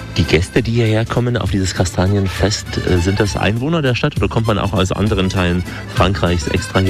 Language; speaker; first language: German; native; German